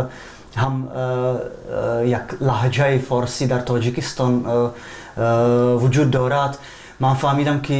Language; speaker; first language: Persian; non-native, fluent; Czech